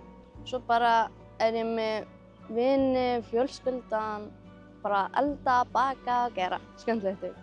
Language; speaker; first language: Icelandic; non-native, learner; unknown